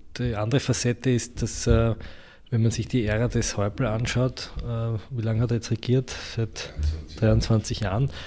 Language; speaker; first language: German; native; German